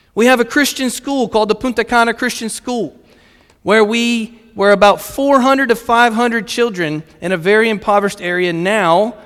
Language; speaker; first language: English; native; English